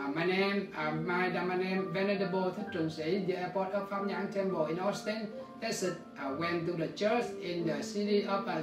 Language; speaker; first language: English; non-native, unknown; Vietnamese